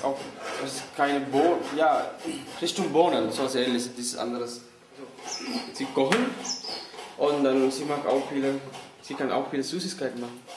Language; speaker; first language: German; non-native, learner; Sinhala